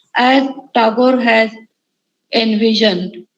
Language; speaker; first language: English; non-native, local second language; Marathi